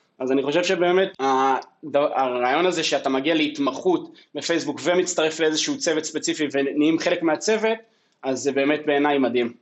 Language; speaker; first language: Hebrew; native; Hebrew